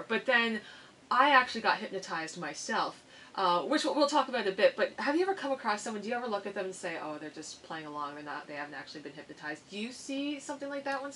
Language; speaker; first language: English; native; English